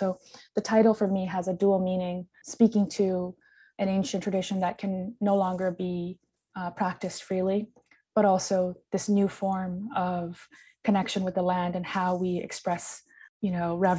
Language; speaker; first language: English; non-native, local second language; Tibetan